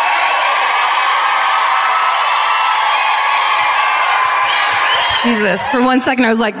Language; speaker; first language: English; native; English